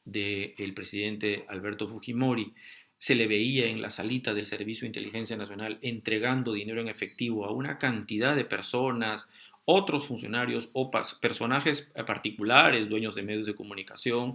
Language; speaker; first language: Spanish; native; Spanish